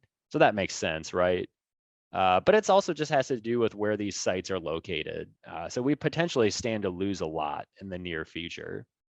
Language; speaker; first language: English; native; English